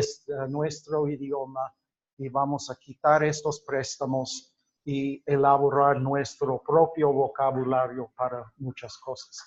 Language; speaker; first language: Spanish; non-native, fluent; English